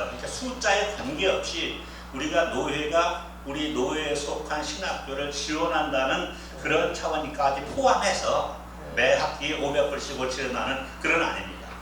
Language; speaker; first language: Korean; native; Korean